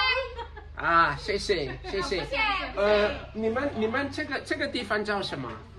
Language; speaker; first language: Chinese; non-native, fluent; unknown